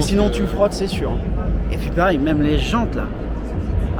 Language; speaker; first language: French; native; French